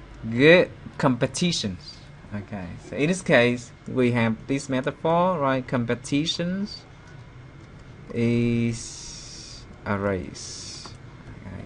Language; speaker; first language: English; non-native, fluent; Vietnamese